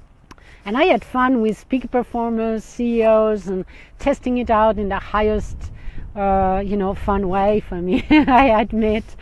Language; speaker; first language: English; non-native, fluent; French